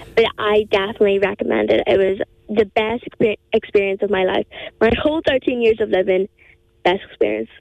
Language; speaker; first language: English; native; English